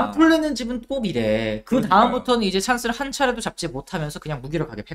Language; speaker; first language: Korean; native; Korean